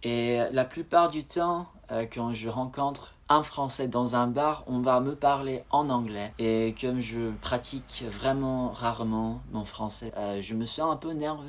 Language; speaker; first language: French; non-native, fluent; English